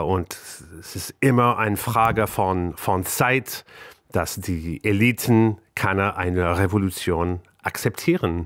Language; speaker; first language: German; non-native, learner; English